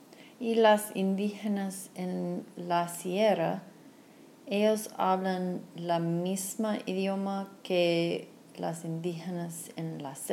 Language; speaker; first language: Spanish; non-native, fluent; English